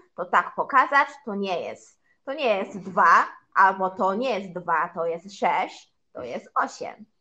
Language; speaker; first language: Polish; non-native, learner; Chinese